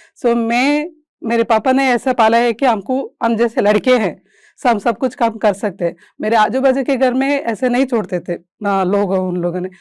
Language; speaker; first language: Hindi; non-native, local second language; Kannada